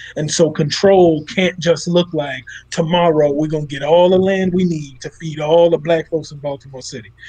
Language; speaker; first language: English; native; English